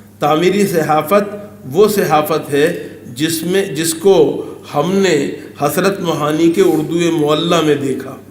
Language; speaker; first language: Urdu; native; Urdu